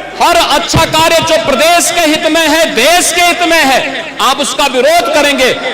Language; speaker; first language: Hindi; native; Hindi